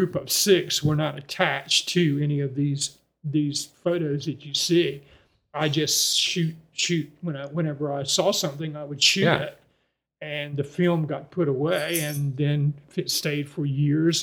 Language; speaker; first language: English; native; English